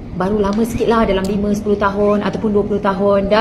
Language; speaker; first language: Malay; native; Malay